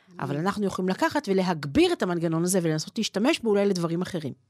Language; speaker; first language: Hebrew; native; Hebrew